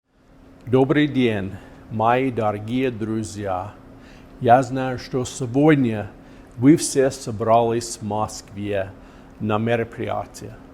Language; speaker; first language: Russian; non-native, fluent; English